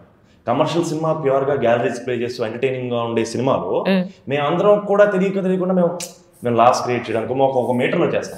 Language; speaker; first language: Telugu; native; Telugu